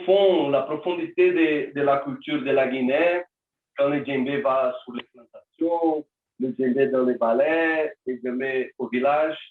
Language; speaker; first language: French; non-native, learner; Portuguese